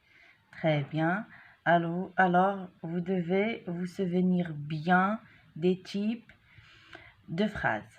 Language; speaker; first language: French; non-native, local second language; Arabic